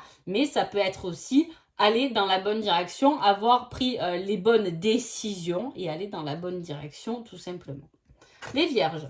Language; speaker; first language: French; native; French